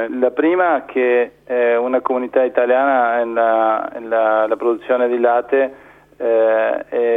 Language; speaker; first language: Italian; non-native, fluent; Spanish